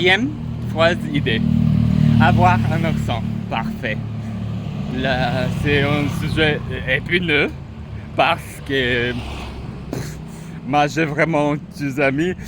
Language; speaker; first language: French; non-native, learner; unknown